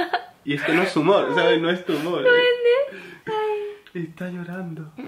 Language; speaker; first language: Spanish; native; Spanish